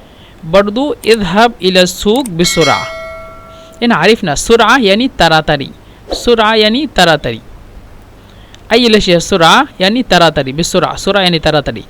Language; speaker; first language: Arabic; non-native, fluent; Bangla